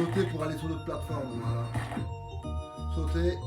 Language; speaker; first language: French; native; French